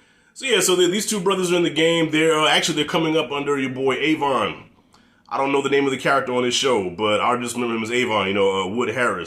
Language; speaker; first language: English; native; English